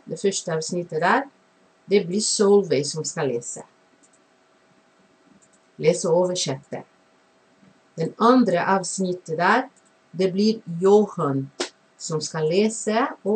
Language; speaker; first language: Norwegian; non-native, fluent; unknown